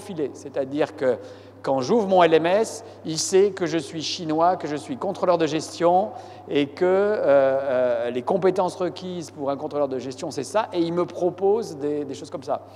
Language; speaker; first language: French; native; French